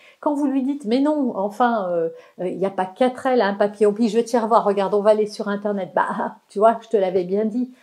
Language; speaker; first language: French; native; French